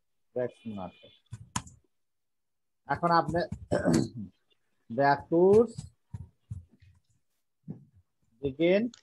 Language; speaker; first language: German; non-native, fluent; Bangla